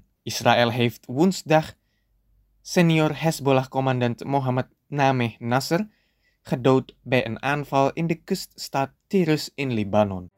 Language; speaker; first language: Dutch; non-native, fluent; Indonesian